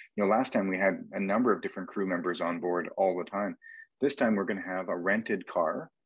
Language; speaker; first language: English; native; English